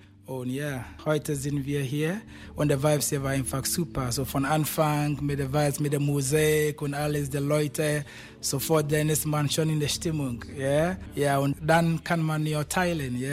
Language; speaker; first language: German; non-native, fluent; Akan